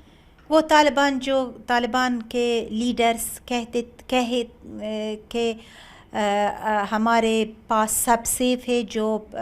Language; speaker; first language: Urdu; non-native, learner; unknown